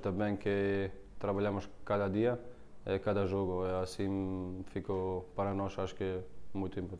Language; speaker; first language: Portuguese; non-native, learner; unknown